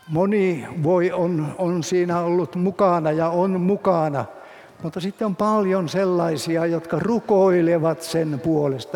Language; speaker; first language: Finnish; native; Finnish